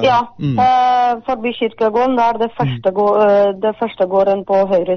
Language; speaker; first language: Norwegian; non-native, fluent; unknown